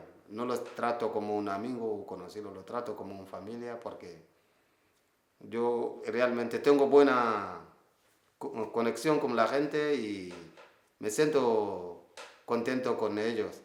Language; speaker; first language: Spanish; non-native, learner; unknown